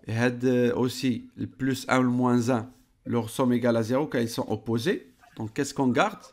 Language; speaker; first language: French; non-native, local second language; Arabic